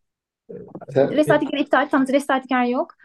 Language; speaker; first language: German; non-native, learner; Turkish